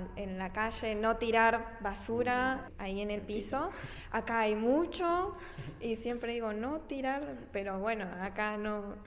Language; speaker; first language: Spanish; early bilingual, other home language; Japanese